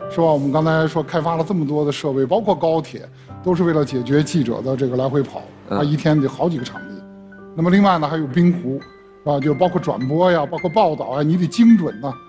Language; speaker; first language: Chinese; native; Chinese